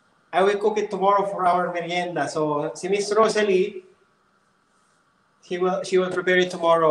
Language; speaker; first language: English; non-native, local second language; Filipino